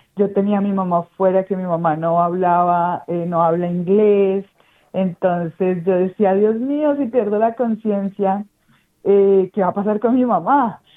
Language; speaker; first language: Spanish; native; Spanish